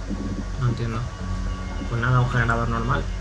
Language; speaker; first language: Spanish; native; Spanish